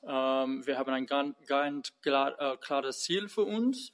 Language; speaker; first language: German; non-native, fluent; English